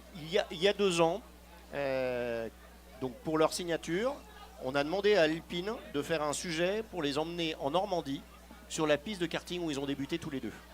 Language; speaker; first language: French; native; French